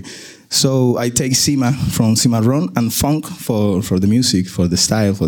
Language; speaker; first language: English; non-native, learner; Spanish